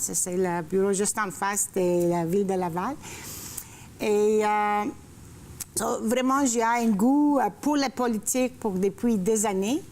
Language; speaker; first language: French; non-native, fluent; Greek